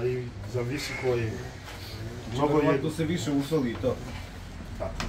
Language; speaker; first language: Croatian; non-native, learner; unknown